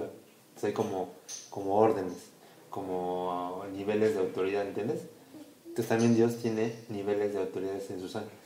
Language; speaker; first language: Spanish; native; Spanish